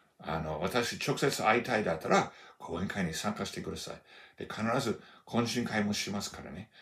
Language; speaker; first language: Japanese; non-native, fluent; English